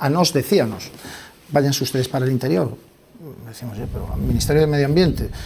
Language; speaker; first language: Spanish; non-native, local second language; Galician